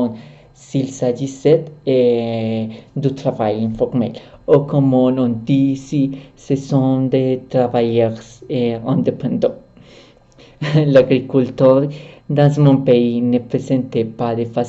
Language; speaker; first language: French; non-native, learner; Spanish